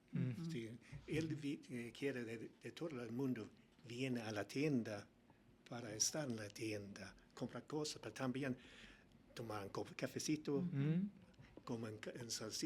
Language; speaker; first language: Spanish; non-native, learner; Swedish